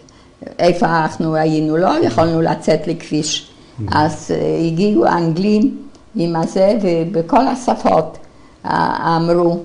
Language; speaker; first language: Hebrew; non-native, fluent; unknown